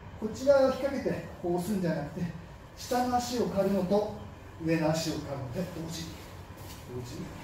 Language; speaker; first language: Japanese; native; Japanese